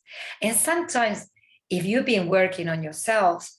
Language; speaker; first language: English; non-native, fluent; Spanish